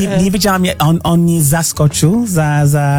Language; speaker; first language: Polish; non-native, learner; English